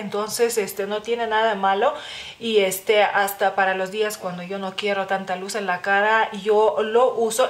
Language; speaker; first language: Spanish; non-native, fluent; Lithuanian